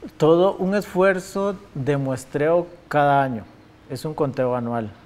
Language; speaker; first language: Spanish; native; Spanish